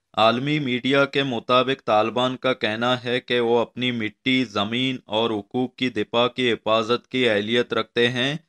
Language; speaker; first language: Urdu; non-native, local second language; Baluchi